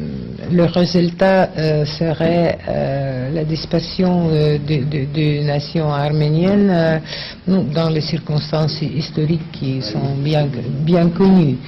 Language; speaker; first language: French; non-native, learner; Russian